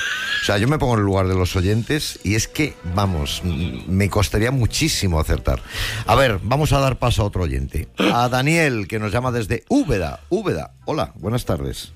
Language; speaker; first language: Spanish; native; Spanish